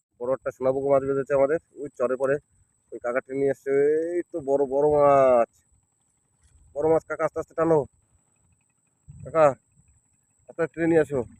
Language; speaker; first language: Bangla; native; Bangla